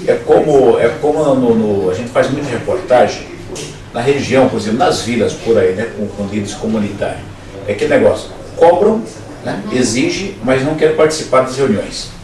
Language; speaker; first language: Portuguese; native; Portuguese